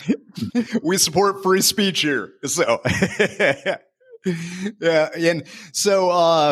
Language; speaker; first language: English; native; English